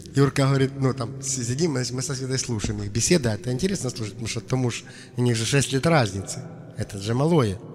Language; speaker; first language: Russian; non-native, local second language; Ukrainian